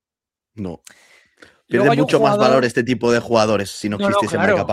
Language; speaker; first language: Spanish; native; Spanish